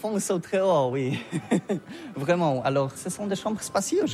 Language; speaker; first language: French; non-native, fluent; Polish